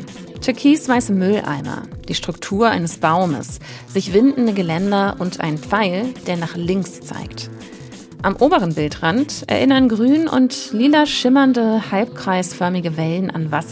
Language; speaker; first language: German; native; German